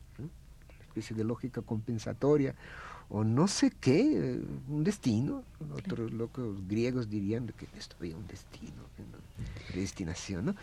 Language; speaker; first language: Spanish; non-native, fluent; Russian